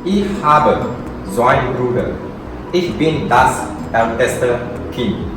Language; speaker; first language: German; non-native, learner; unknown